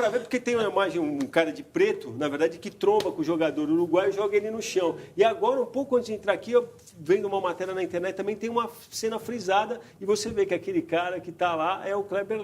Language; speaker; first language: Portuguese; native; Portuguese